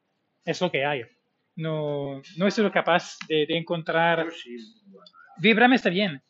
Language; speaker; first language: Spanish; non-native, fluent; English